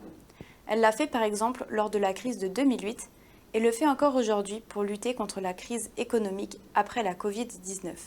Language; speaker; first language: French; native; French